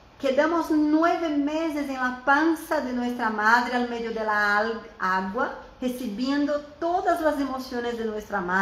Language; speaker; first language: Spanish; non-native, fluent; Portuguese